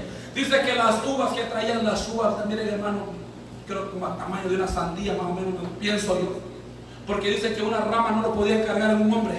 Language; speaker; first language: Spanish; native; Spanish